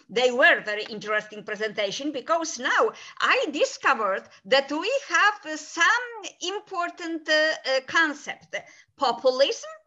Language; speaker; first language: English; non-native, fluent; Polish